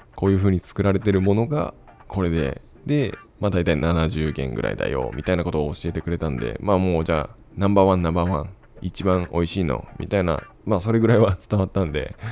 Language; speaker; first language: Japanese; native; Japanese